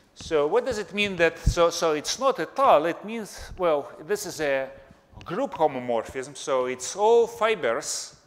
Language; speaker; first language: English; non-native, fluent; Russian